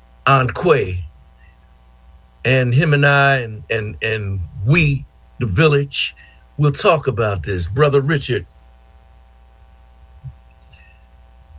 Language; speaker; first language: English; native; English